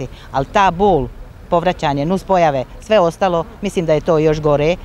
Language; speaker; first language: Croatian; native; Croatian